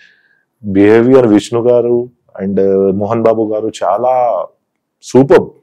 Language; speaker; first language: Telugu; non-native, local second language; Hindi